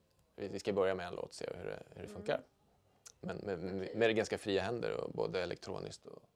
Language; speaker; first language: Swedish; native; Swedish